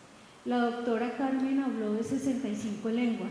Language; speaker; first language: Spanish; native; Spanish